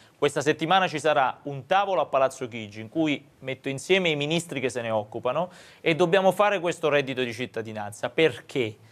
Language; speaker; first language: Italian; native; Italian